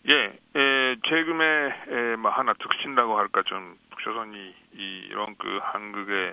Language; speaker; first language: Korean; non-native, fluent; Japanese